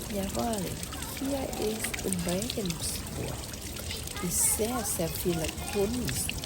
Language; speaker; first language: German; non-native, learner; Thai